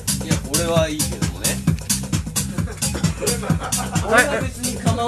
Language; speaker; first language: Japanese; native; Japanese